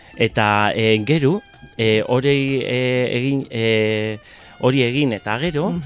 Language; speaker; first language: Basque; non-native, local second language; Spanish